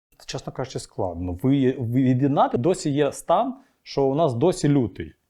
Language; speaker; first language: Ukrainian; non-native, local second language; Russian